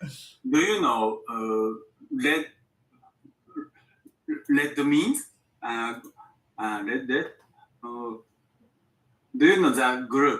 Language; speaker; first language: English; non-native, learner; Japanese